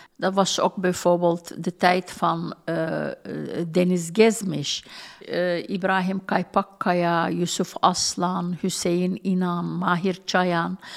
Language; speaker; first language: Dutch; non-native, fluent; Turkish